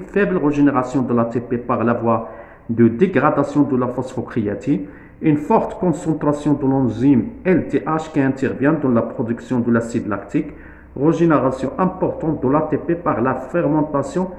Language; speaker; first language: French; non-native, local second language; Arabic